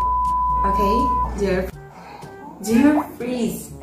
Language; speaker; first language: English; non-native, learner; Indonesian